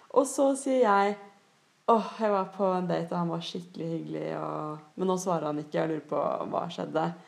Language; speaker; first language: Norwegian; native; Norwegian